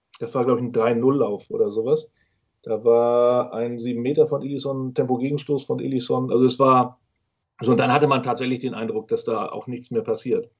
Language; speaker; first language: German; native; German